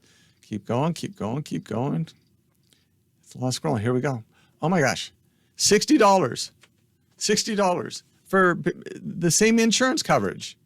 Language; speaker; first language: English; native; English